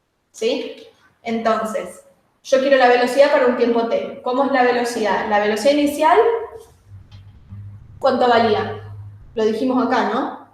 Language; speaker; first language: Spanish; native; Spanish